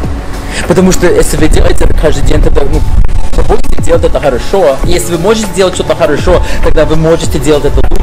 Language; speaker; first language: Russian; non-native, fluent; English